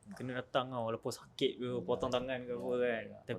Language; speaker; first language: Malay; native; Malay